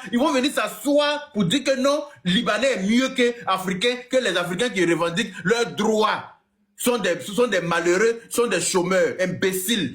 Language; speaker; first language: French; native; French